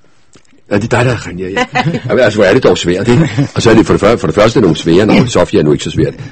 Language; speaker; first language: Danish; native; Danish